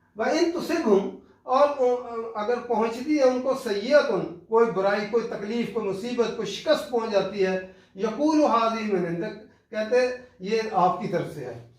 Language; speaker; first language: Urdu; non-native, local second language; Punjabi